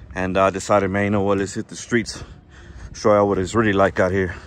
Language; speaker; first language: English; early bilingual, other home language; Spanish